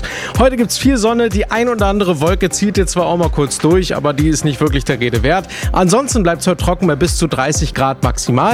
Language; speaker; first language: German; native; German